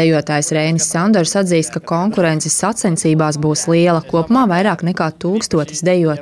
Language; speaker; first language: Latvian; native; Latvian